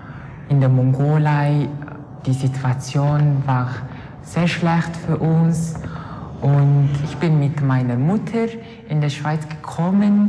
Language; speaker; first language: German; non-native, learner; Mongolian